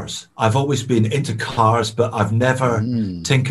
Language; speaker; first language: English; native; English